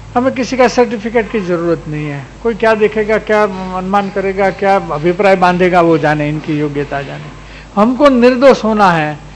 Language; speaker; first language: Hindi; non-native, local second language; Gujarati